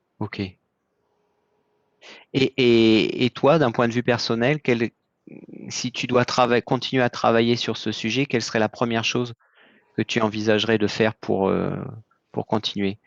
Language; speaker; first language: French; native; French